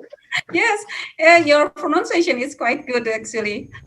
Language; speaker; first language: English; non-native, fluent; Indonesian